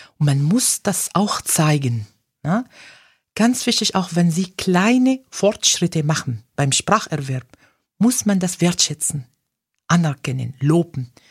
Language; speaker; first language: German; non-native, fluent; Arabic